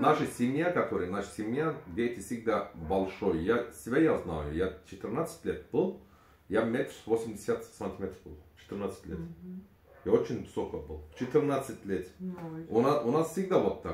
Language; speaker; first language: Russian; non-native, learner; Turkish